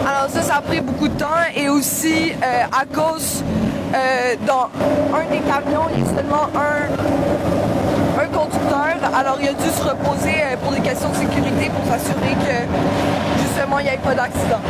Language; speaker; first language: French; native; French